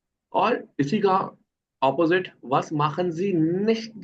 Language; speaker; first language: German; non-native, fluent; Urdu